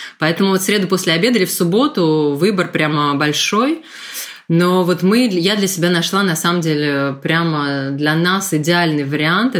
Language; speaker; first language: Russian; native; Russian